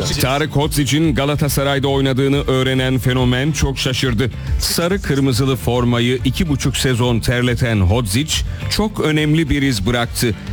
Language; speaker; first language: Turkish; native; Turkish